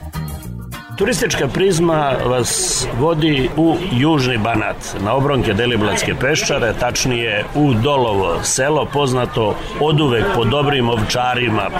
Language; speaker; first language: Serbian; native; Serbian